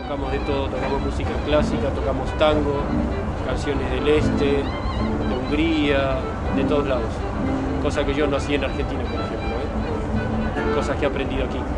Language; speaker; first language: Spanish; native; Spanish